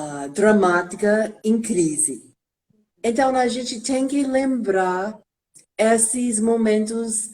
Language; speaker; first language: Portuguese; non-native, fluent; English